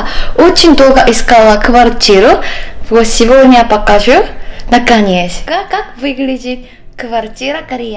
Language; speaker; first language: Russian; non-native, learner; Korean